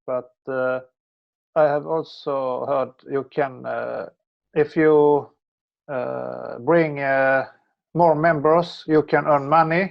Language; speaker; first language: English; non-native, fluent; Swedish